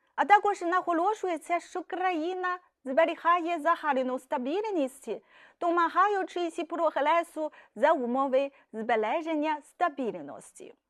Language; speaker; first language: Ukrainian; non-native, fluent; Chinese